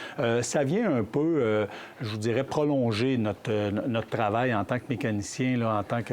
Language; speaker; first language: French; native; French